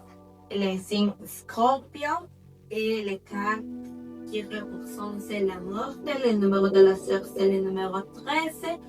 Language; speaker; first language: French; non-native, learner; Spanish